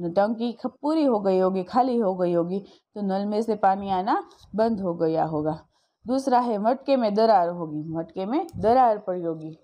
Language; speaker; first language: Hindi; non-native, local second language; Gujarati